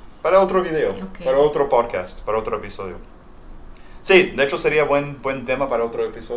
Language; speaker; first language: Spanish; non-native, fluent; English